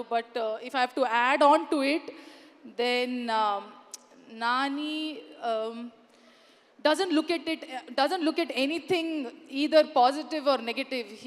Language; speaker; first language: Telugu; non-native, learner; Kannada